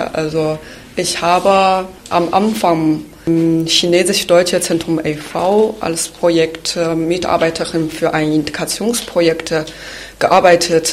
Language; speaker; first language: German; non-native, fluent; Chinese